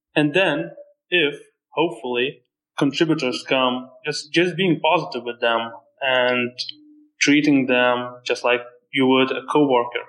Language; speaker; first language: English; non-native, fluent; Lithuanian